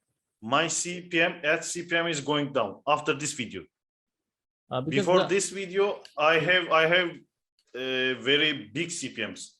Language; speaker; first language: English; non-native, fluent; Turkish